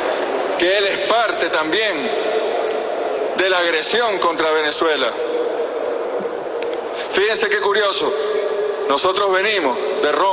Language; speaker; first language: Spanish; native; Spanish